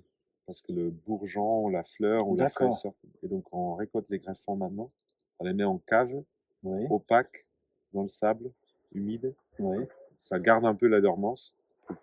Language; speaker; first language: French; native; French